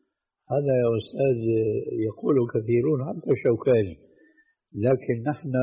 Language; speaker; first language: Arabic; native; Arabic